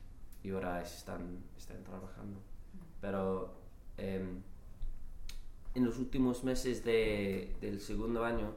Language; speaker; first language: Spanish; non-native, learner; English